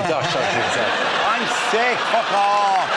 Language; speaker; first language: English; native; English